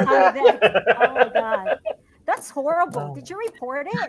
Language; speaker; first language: English; non-native, local second language; Cebuano